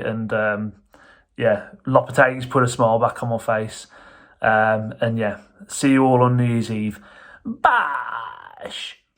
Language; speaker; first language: English; native; English